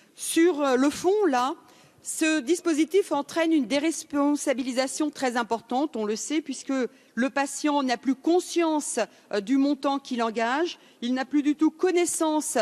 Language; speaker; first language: French; native; French